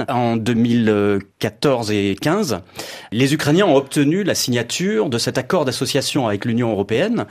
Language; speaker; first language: French; native; French